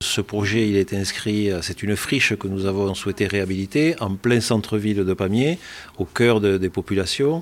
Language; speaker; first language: French; native; French